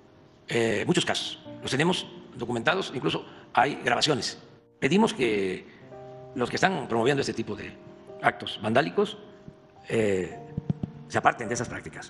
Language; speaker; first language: Spanish; native; Spanish